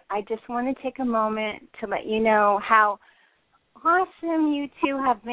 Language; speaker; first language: English; native; English